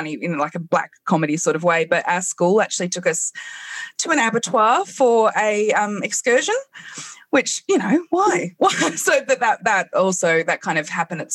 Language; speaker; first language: English; native; English